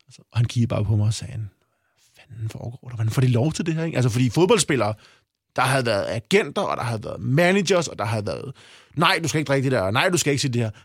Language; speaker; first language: Danish; native; Danish